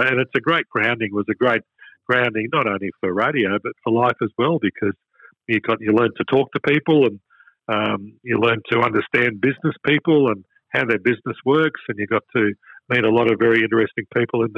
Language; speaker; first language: English; native; English